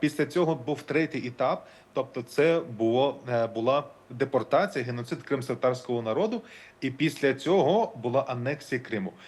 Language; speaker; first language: Ukrainian; non-native, local second language; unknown